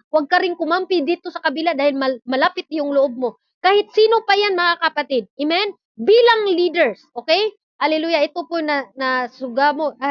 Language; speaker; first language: Filipino; non-native, local second language; Cebuano